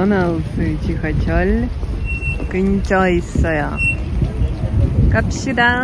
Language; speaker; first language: Korean; non-native, learner; Russian